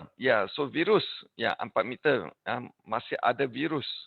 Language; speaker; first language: Indonesian; non-native, learner; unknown